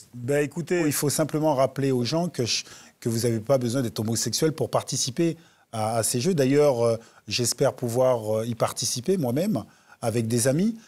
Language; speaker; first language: French; native; French